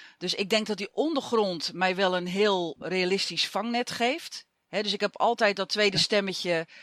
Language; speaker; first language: Dutch; native; Dutch